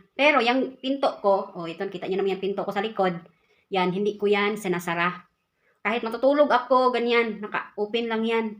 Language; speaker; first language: Filipino; non-native, local second language; Cebuano